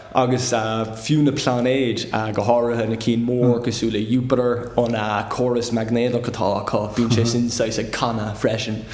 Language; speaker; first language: Irish; non-native, local second language; English